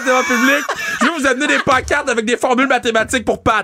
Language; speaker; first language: French; native; French